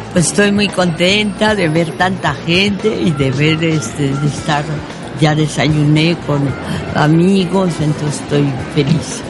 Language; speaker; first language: Spanish; early bilingual, other home language; French